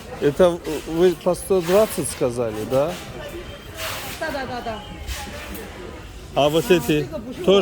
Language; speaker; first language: Russian; non-native, learner; Azerbaijani